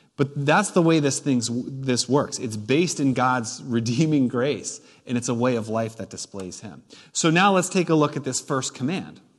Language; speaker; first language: English; native; English